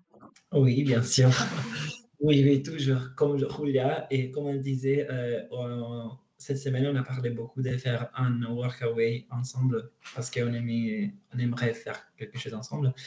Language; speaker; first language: French; non-native, learner; Italian